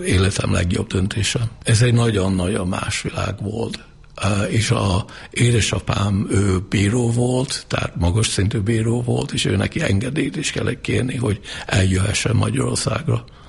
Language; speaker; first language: Hungarian; non-native, fluent; English